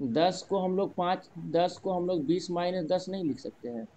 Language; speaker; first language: Hindi; native; Hindi